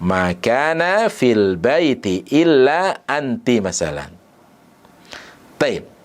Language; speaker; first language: Arabic; non-native, fluent; Indonesian